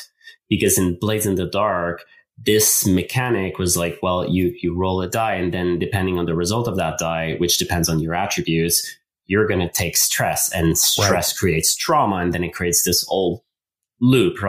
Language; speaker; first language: English; non-native, fluent; French